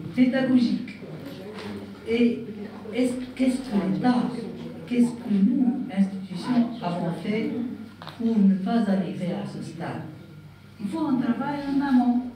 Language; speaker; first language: French; non-native, local second language; Arabic